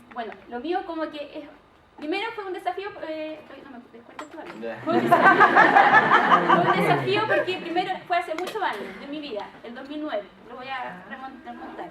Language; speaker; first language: Spanish; native; Spanish